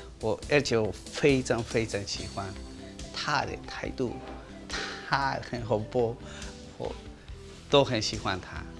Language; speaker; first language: Chinese; non-native, learner; Spanish